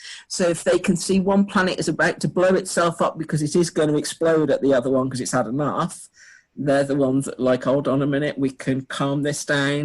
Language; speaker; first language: English; native; English